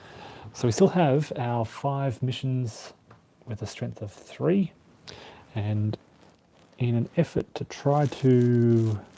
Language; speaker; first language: English; native; English